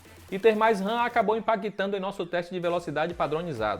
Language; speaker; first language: Portuguese; native; Portuguese